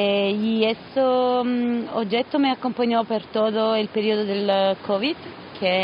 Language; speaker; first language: Spanish; non-native, learner; Italian